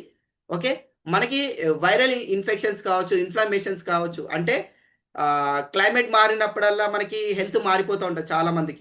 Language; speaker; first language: Telugu; native; Telugu